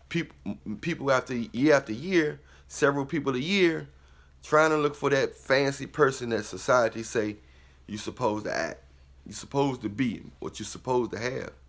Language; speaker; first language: English; native; English